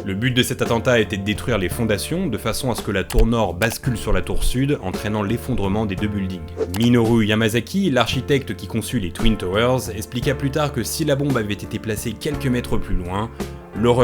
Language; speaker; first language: French; native; French